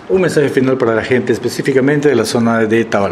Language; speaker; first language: Spanish; native; Spanish